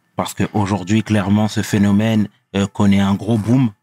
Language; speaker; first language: French; native; French